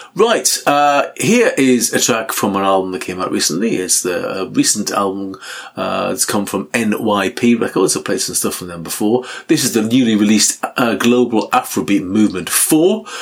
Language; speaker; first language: English; native; English